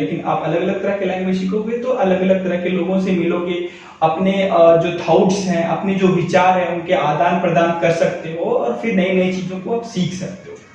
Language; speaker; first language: Hindi; native; Hindi